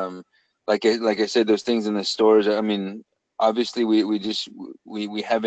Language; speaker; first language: English; native; English